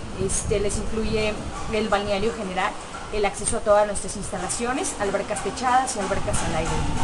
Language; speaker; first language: Spanish; native; Spanish